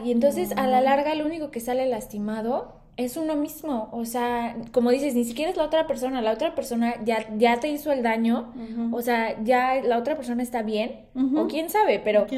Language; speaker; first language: Spanish; native; Spanish